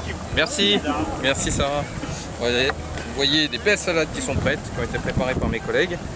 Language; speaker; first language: French; native; French